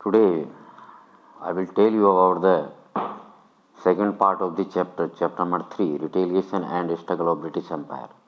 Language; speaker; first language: English; non-native, local second language; Hindi